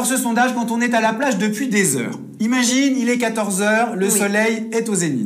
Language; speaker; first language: French; native; French